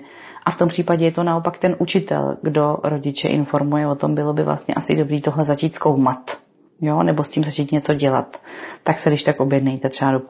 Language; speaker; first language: Czech; native; Czech